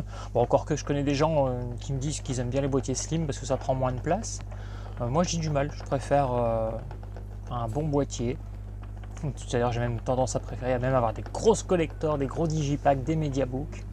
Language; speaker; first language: French; native; French